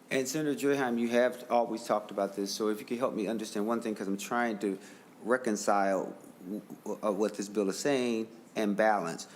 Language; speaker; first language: English; native; English